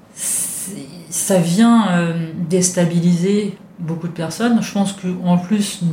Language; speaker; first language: French; non-native, fluent; Italian